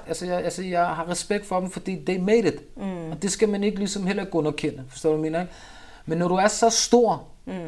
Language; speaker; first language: Danish; early bilingual, other home language; Urdu